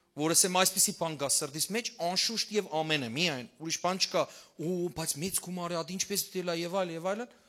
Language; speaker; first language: Armenian; early bilingual, heritage; Armenian